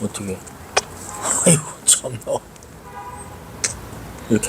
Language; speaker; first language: Korean; native; Korean